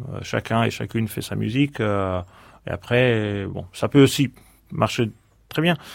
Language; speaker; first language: French; non-native, fluent; Greek